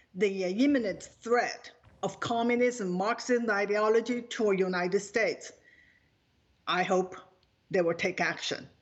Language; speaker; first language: English; non-native, fluent; Chinese